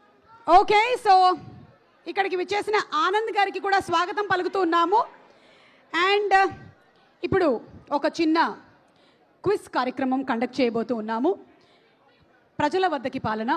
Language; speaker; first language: Telugu; native; Telugu